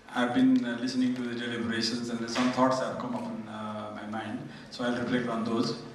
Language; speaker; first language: English; non-native, local second language; Nepali